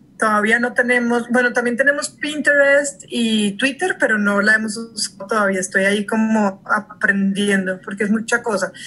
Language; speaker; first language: Spanish; early bilingual, heritage; Spanish